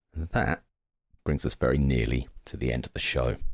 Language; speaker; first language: English; native; English